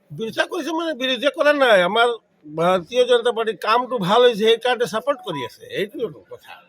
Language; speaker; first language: Assamese; non-native, local second language; Bangla